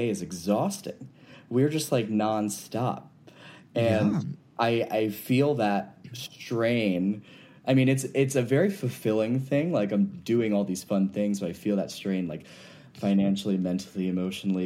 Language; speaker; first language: English; native; English